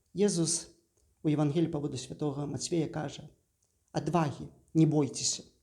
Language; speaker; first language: Belarusian; native; Belarusian